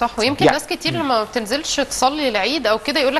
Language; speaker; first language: Arabic; native; Arabic